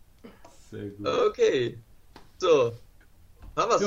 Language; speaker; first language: German; native; German